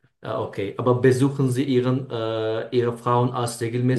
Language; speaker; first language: German; non-native, learner; Turkish